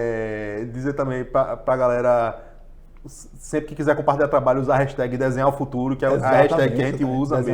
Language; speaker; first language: Portuguese; native; Portuguese